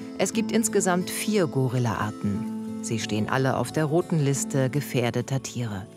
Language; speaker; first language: German; native; German